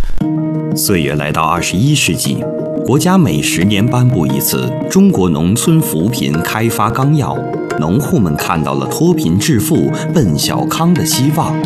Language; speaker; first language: Chinese; native; Chinese